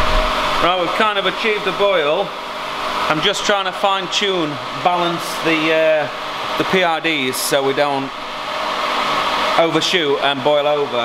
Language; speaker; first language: English; native; English